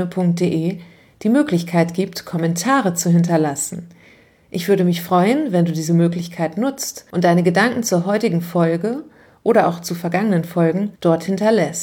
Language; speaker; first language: German; native; German